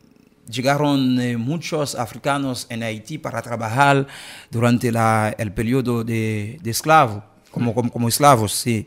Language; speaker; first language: Spanish; non-native, learner; Haitian Creole